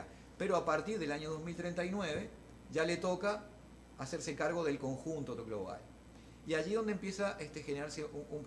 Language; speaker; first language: Spanish; native; Spanish